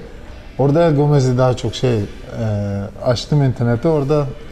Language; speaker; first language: Turkish; early bilingual, heritage; Turkish